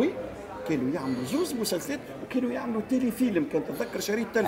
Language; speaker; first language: Arabic; native; Arabic